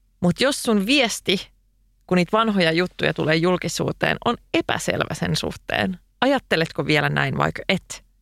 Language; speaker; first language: Finnish; non-native, local second language; Swedish